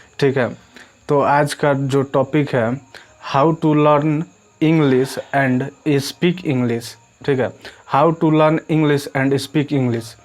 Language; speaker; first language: Hindi; native; Hindi